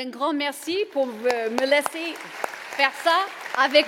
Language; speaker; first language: French; native; French